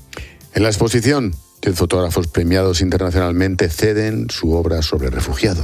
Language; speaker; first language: Spanish; native; Spanish